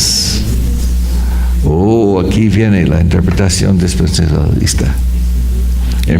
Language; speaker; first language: Spanish; non-native, fluent; English